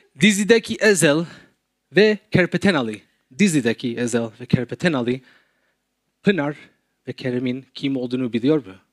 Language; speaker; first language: Turkish; non-native, fluent; English